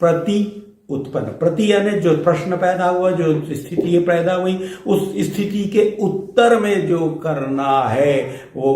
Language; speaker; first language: Hindi; native; Hindi